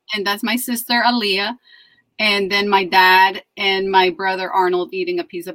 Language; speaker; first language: English; early bilingual, other home language; Spanish